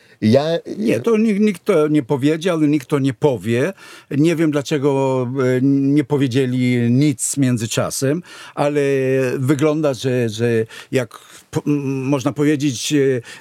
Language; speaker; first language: Polish; non-native, fluent; Hebrew